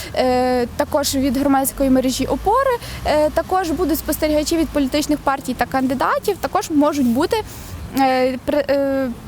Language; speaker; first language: Ukrainian; native; Ukrainian